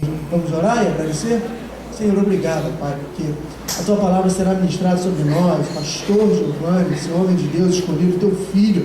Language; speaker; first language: Portuguese; native; Portuguese